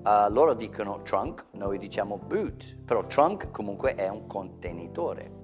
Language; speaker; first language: Italian; non-native, fluent; English